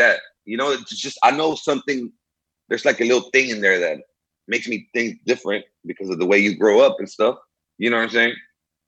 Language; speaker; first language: English; early bilingual, other home language; Spanish